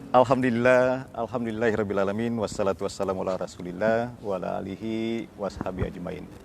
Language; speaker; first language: Indonesian; native; Indonesian